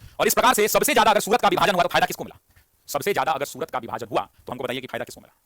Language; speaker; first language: Hindi; native; Hindi